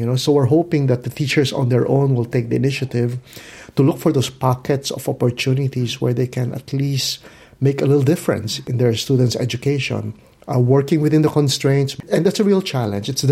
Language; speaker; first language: English; non-native, local second language; Filipino